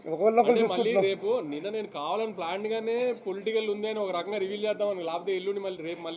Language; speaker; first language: Telugu; native; Telugu